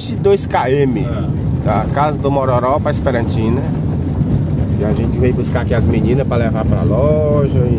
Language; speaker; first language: Portuguese; native; Portuguese